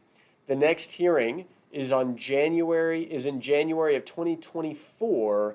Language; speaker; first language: English; native; English